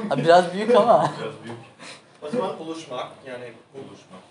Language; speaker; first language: Turkish; non-native, learner; English